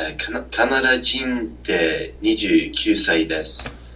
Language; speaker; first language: Japanese; non-native, learner; English